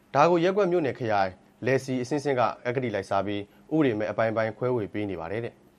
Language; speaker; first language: Burmese; native; Burmese